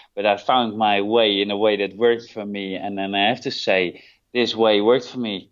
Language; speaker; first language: English; non-native, fluent; Dutch